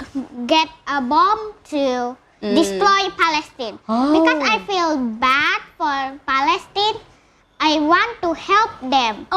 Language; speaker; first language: English; non-native, learner; Indonesian